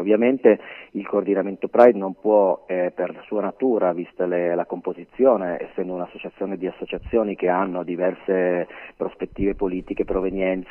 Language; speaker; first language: Italian; native; Italian